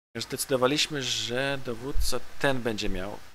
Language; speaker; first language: Polish; native; Polish